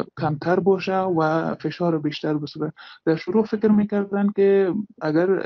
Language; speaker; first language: Persian; native; Persian